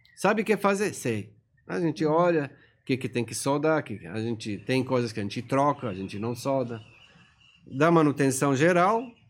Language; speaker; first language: Portuguese; non-native, fluent; Persian